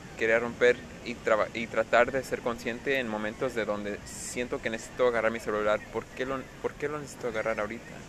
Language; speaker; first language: Spanish; early bilingual, heritage; Spanish